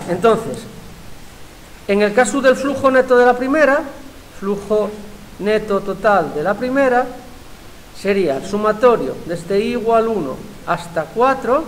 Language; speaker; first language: Spanish; native; Spanish